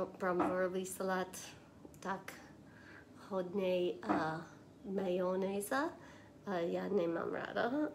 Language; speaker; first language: Czech; non-native, learner; English